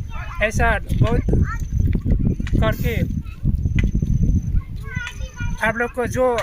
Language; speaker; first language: Hindi; non-native, local second language; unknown